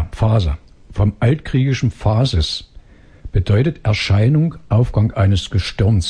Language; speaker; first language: German; native; German